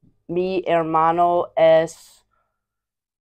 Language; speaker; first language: Spanish; non-native, learner; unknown